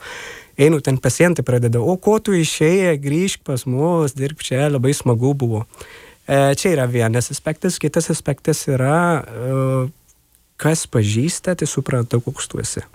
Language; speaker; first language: Lithuanian; non-native, fluent; Urdu